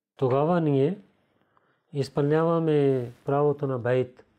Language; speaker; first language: Bulgarian; non-native, learner; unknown